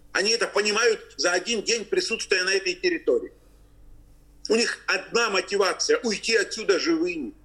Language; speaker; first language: Russian; native; Russian